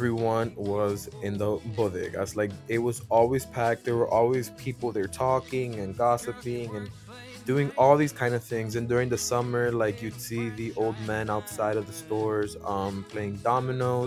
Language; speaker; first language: English; native; English